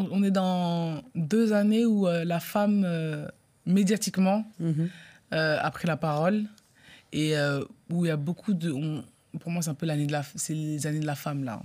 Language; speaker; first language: French; native; French